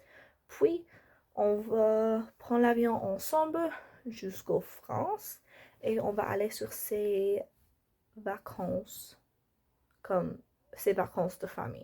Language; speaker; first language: French; non-native, learner; English